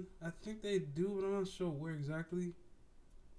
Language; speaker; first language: English; native; English